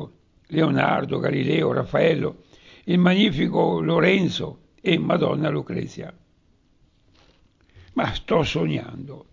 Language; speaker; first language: Italian; native; Italian